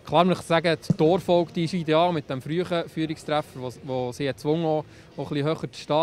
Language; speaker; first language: German; native; German